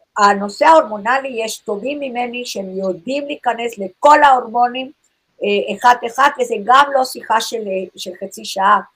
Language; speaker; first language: Hebrew; non-native, fluent; English